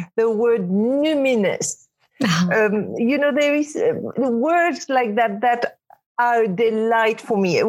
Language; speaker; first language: English; non-native, fluent; Arabic